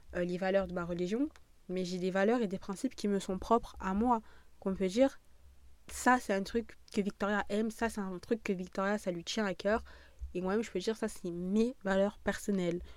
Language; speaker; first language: French; native; French